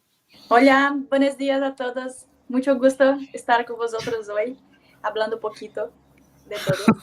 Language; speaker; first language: Spanish; non-native, learner; Portuguese